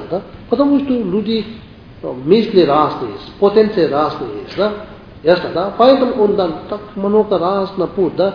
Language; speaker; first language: Russian; non-native, learner; Tibetan